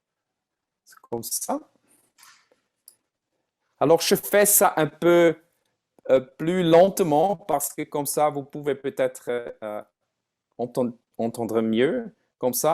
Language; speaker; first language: French; non-native, learner; German